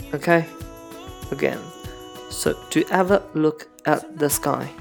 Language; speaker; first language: English; non-native, fluent; Chinese